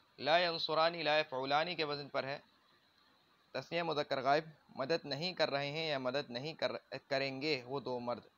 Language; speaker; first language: Urdu; native; Urdu